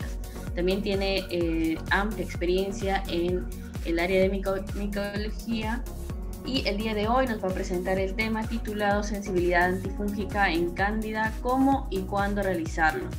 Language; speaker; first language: Spanish; native; Spanish